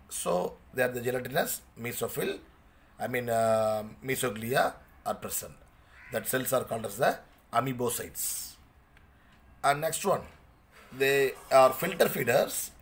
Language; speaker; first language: English; non-native, local second language; Tamil